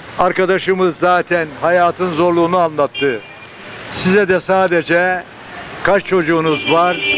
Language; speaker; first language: Turkish; native; Turkish